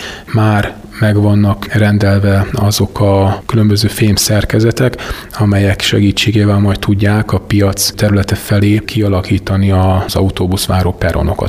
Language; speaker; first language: Hungarian; native; Hungarian